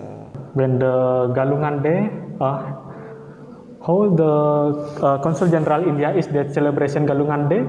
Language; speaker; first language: English; non-native, learner; Indonesian